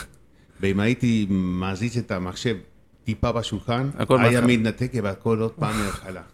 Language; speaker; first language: Hebrew; non-native, fluent; Spanish